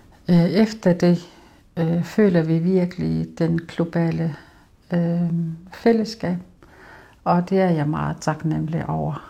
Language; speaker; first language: Danish; non-native, local second language; Kalaallisut